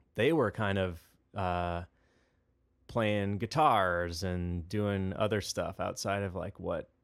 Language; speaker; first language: English; native; English